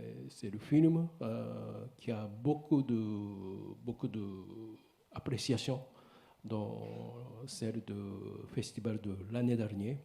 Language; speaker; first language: French; non-native, learner; Japanese